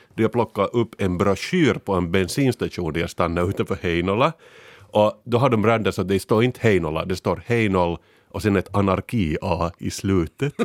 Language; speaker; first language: Swedish; native; Swedish